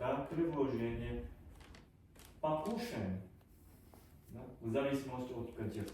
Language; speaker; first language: Russian; non-native, fluent; Korean